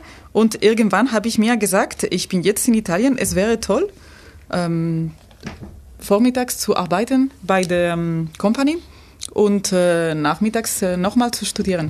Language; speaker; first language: German; non-native, fluent; Spanish